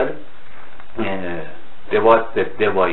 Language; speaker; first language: English; non-native, learner; Russian